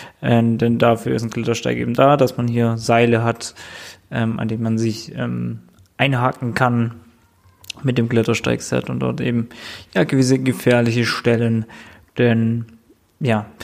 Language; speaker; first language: German; native; German